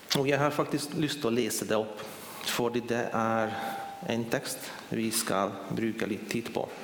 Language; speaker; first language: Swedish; non-native, fluent; Hungarian